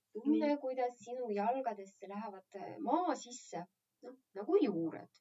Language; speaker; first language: Estonian; non-native, local second language; Russian